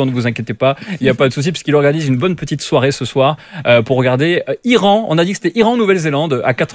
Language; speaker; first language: French; native; French